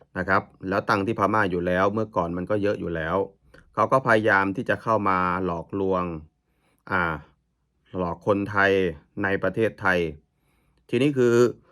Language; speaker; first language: Thai; native; Thai